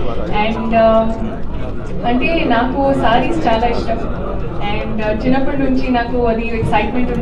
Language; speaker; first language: Telugu; non-native, fluent; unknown